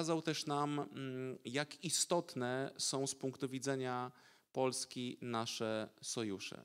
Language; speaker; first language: Polish; native; Polish